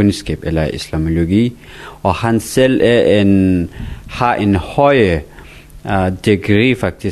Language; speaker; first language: Danish; non-native, learner; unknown